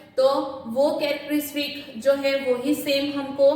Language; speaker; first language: Hindi; non-native, local second language; Gujarati